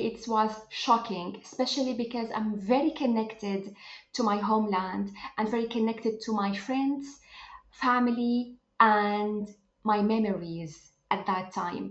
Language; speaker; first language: English; non-native, fluent; Arabic